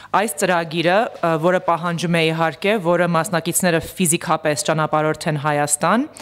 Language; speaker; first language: Armenian; early bilingual, heritage; Armenian